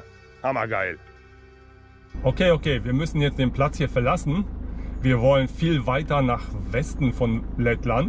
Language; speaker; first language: German; native; German